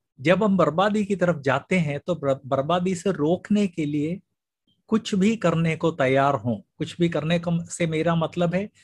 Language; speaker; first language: Hindi; non-native, local second language; Malayalam